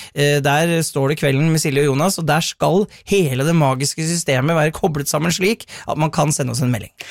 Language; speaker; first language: Norwegian; native; Norwegian